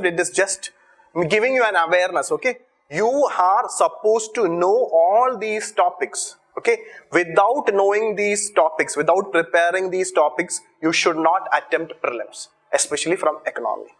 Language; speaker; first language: English; non-native, local second language; Malayalam